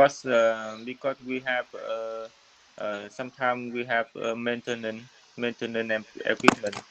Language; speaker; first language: English; non-native, learner; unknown